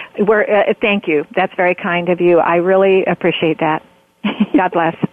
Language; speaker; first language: English; native; English